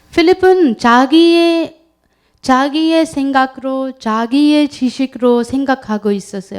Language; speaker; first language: Korean; non-native, learner; Urdu